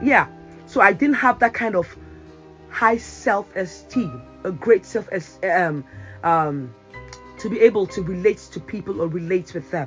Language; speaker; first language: English; non-native, local second language; Yoruba